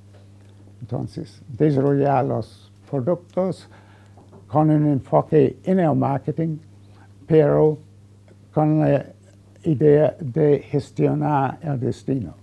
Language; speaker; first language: Spanish; non-native, fluent; English